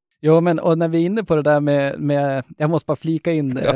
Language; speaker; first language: Swedish; native; Swedish